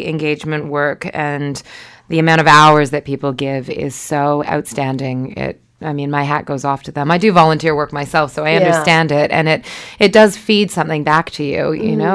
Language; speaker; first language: English; native; English